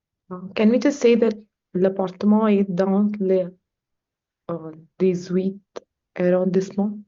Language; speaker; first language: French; non-native, learner; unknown